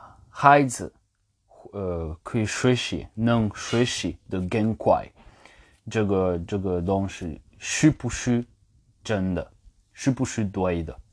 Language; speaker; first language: Chinese; non-native, fluent; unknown